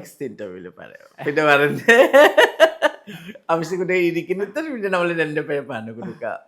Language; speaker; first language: Malayalam; non-native, learner; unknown